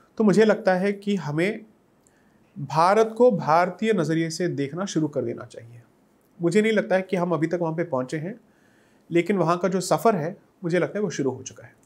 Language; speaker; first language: Hindi; non-native, local second language; Tamil